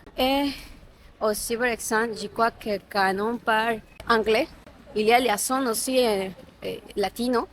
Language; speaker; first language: French; non-native, learner; Spanish